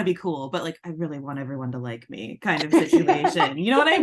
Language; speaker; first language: English; native; English